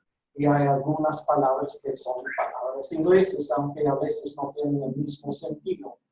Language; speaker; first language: Spanish; non-native, fluent; English